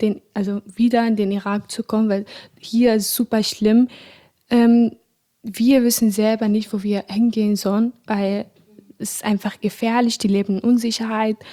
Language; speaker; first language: German; non-native, fluent; Arabic